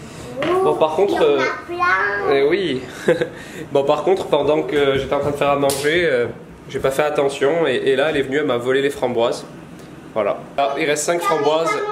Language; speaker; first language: French; native; French